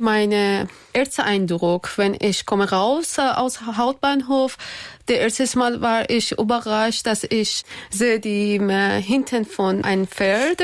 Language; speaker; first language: German; non-native, fluent; Persian